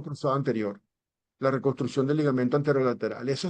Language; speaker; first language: Spanish; native; Spanish